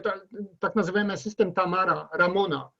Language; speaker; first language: Russian; non-native, learner; Polish